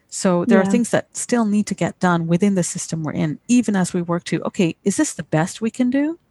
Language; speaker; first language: English; native; English